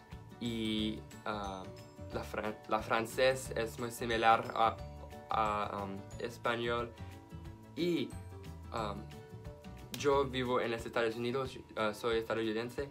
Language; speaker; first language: Spanish; non-native, learner; English